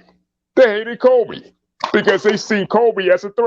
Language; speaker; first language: English; native; English